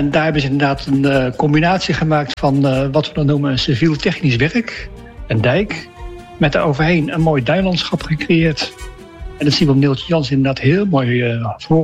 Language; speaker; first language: Dutch; native; Dutch